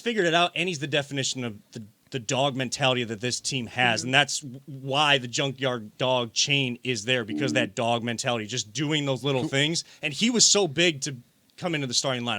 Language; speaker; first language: English; native; English